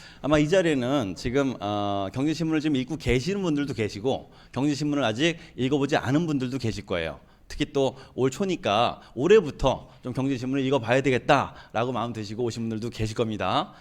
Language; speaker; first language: Korean; native; Korean